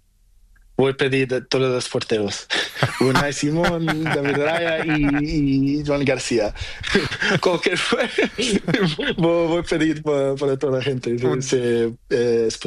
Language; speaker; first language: Spanish; non-native, learner; Portuguese